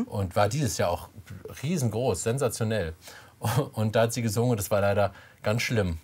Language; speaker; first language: German; native; German